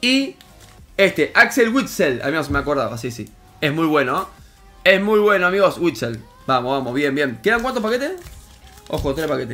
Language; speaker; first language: Spanish; native; Spanish